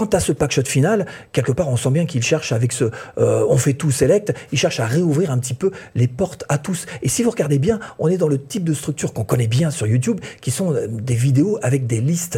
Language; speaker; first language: French; native; French